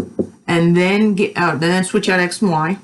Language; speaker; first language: English; native; English